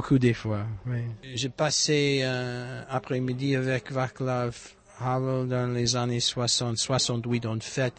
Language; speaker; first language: French; non-native, learner; English